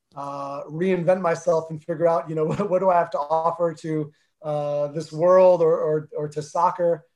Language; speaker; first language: English; early bilingual, other home language; Armenian